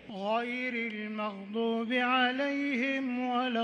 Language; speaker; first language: Arabic; native; Arabic